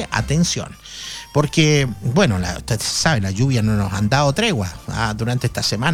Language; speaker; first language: Spanish; native; Spanish